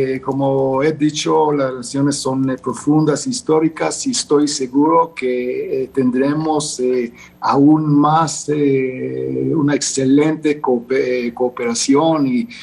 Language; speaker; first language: Spanish; non-native, fluent; Hebrew